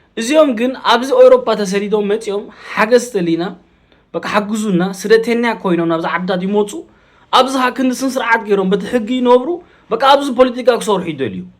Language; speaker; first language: Tigrinya; early bilingual, heritage; Tigrinya